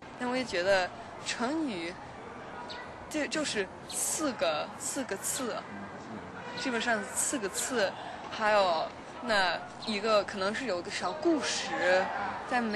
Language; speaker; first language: Chinese; non-native, learner; Danish